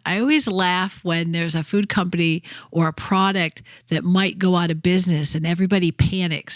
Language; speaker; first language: English; native; English